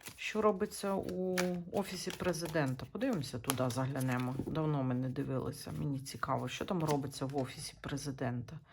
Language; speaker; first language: Ukrainian; native; Ukrainian